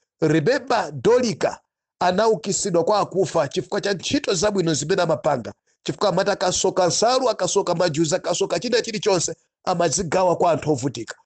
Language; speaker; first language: Nyanja; non-native, local second language; Tumbuka